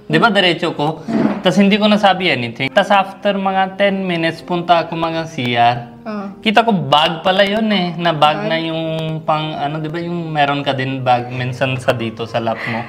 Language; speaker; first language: Filipino; non-native, learner; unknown